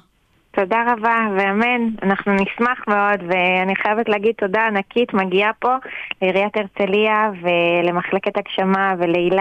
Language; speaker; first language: Hebrew; native; Hebrew